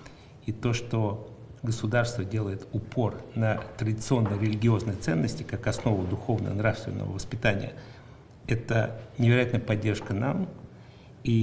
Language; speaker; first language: Russian; native; Russian